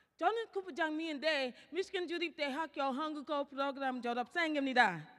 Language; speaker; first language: Korean; non-native, learner; English